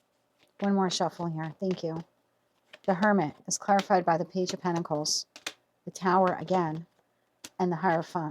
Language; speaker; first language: English; native; English